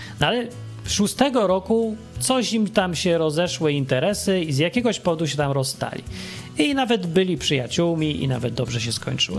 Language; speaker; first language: Polish; native; Polish